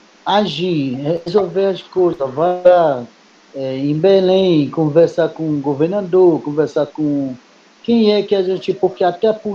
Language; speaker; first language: Portuguese; non-native, local second language; Kayapó